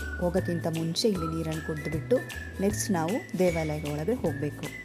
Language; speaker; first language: Kannada; non-native, local second language; Tulu